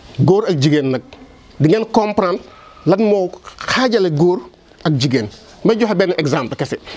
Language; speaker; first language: Wolof; non-native, local second language; Serer